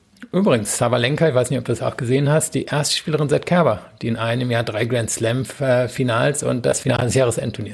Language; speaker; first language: German; native; German